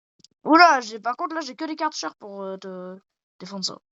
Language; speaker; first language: French; native; French